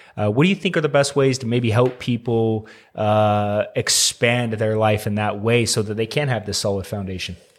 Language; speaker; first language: English; native; English